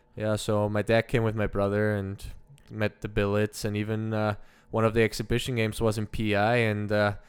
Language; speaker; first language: English; early bilingual, other home language; German